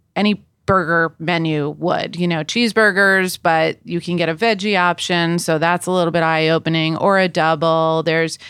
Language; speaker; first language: English; native; English